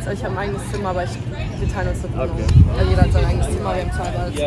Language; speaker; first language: German; native; German